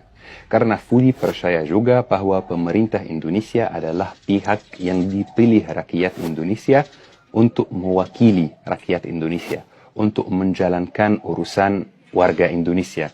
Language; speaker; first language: Indonesian; non-native, fluent; Arabic